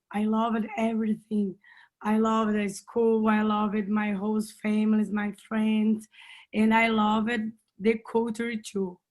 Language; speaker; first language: English; non-native, learner; Portuguese